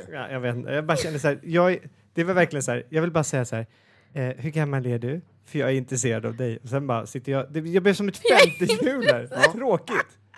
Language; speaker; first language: Swedish; native; Swedish